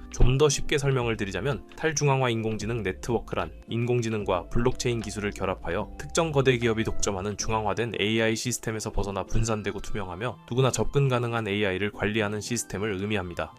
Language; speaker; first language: Korean; native; Korean